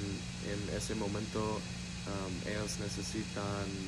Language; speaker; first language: Spanish; non-native, learner; English